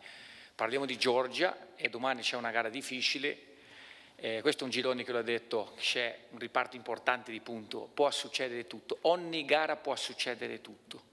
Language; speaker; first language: Italian; non-native, fluent; Portuguese